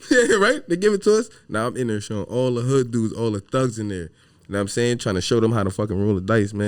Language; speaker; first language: English; native; English